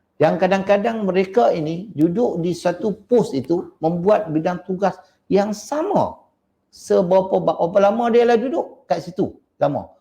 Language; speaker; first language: Malay; native; Malay